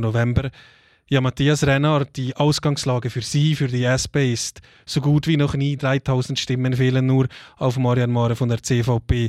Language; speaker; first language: German; native; German